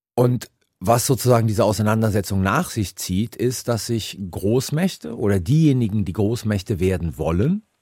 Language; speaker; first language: German; native; German